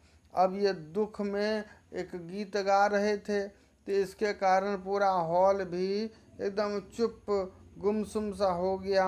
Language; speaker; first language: Hindi; native; Hindi